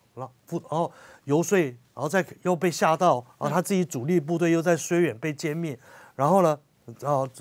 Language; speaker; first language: Chinese; native; Chinese